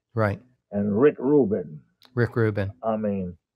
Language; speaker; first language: English; native; English